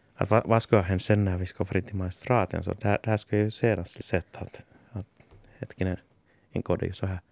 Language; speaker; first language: Swedish; native; Swedish